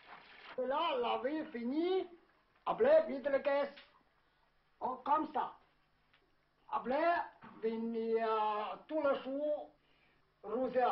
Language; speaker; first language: French; non-native, learner; Chinese